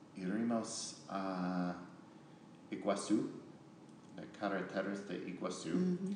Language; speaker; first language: Spanish; non-native, learner; English